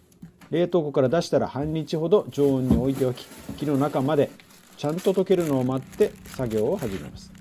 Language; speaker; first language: Japanese; native; Japanese